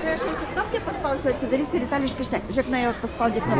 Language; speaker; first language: Lithuanian; native; Lithuanian